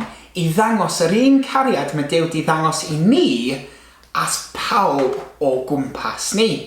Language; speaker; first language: Welsh; non-native, local second language; English